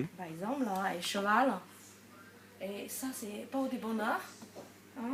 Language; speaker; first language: French; non-native, learner; Chinese